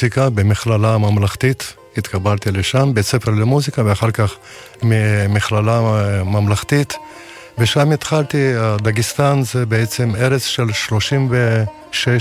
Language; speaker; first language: Hebrew; non-native, fluent; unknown